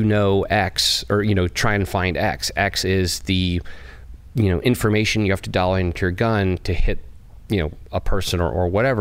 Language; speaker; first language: English; native; English